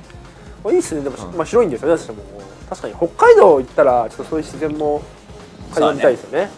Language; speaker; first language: Japanese; native; Japanese